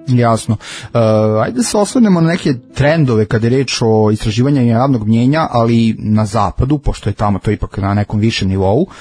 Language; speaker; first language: Serbian; native; Serbian